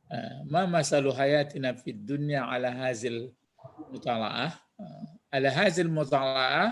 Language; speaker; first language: Arabic; non-native, fluent; Indonesian